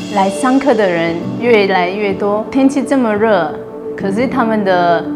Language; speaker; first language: Chinese; non-native, fluent; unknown